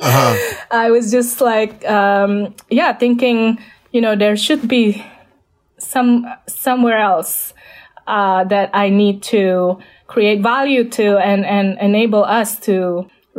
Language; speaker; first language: English; non-native, fluent; Indonesian